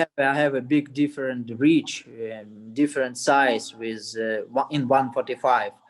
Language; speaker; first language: English; non-native, learner; Russian